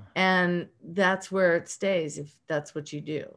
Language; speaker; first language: English; native; English